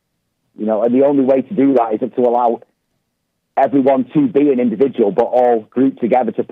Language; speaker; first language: English; native; English